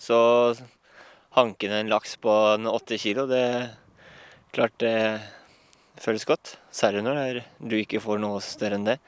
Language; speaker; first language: Norwegian; native; Norwegian